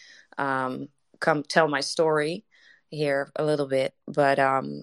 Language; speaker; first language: English; non-native, fluent; Dutch